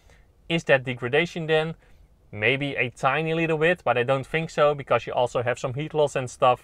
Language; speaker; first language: English; non-native, fluent; Dutch